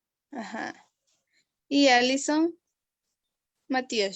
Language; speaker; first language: Spanish; non-native, local second language; Kaqchikel